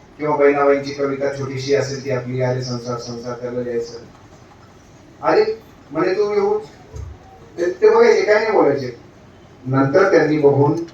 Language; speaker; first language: Marathi; native; Marathi